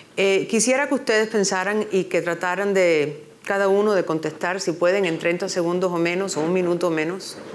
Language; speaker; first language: Spanish; early bilingual, heritage; Spanish